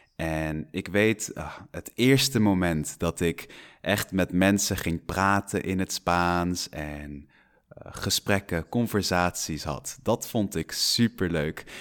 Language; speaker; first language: Dutch; non-native, fluent; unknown